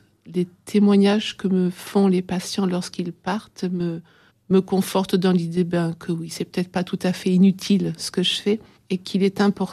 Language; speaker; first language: French; native; French